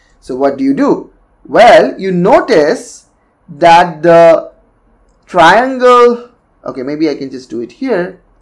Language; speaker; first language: English; non-native, local second language; Bangla